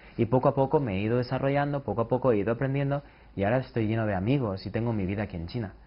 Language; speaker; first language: Spanish; native; Spanish